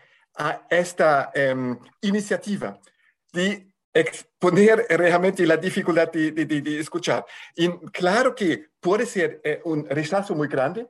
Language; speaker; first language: Spanish; non-native, fluent; German